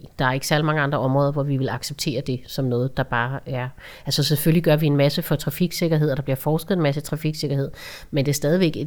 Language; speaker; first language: Danish; native; Danish